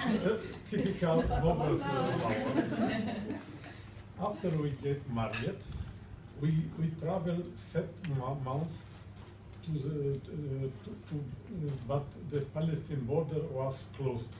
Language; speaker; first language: English; non-native, learner; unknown